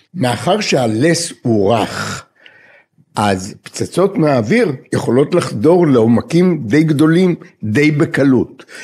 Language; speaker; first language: Hebrew; native; Hebrew